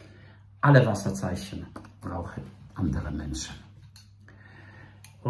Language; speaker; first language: German; non-native, fluent; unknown